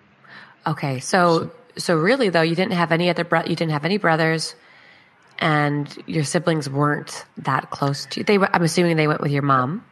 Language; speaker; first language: English; native; English